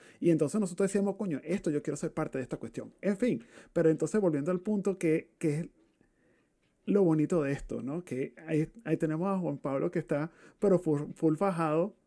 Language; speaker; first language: Spanish; native; Spanish